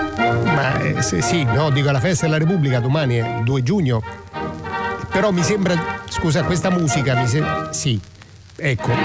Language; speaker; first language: Italian; native; Italian